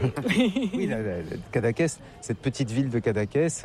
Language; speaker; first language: French; native; French